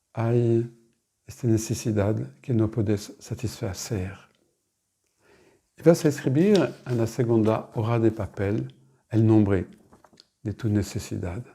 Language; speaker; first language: Spanish; non-native, fluent; French